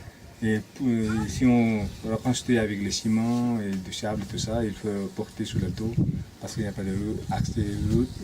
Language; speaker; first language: French; non-native, fluent; Nepali